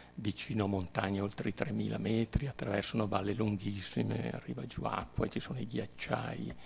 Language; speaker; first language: Italian; native; Italian